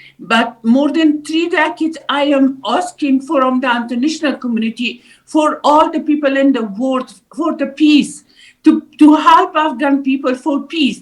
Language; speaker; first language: English; non-native, learner; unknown